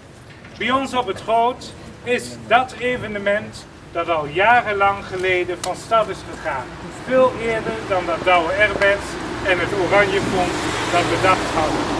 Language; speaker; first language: Dutch; native; Dutch